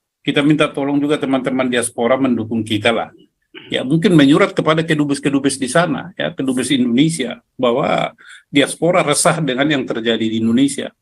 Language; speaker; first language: Indonesian; native; Indonesian